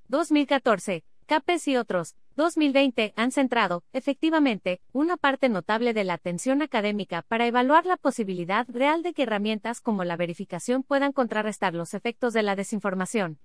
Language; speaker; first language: Spanish; native; Spanish